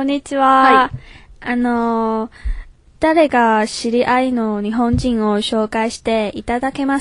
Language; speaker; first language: Japanese; non-native, learner; Chinese